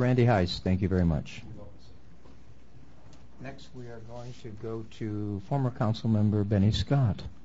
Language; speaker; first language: English; native; English